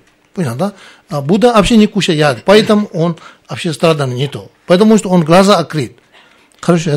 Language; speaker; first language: Russian; non-native, learner; Tibetan